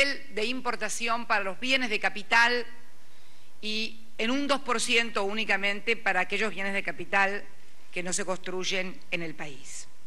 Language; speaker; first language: Spanish; native; Spanish